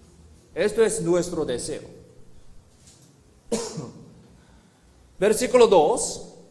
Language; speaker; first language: Spanish; non-native, fluent; Korean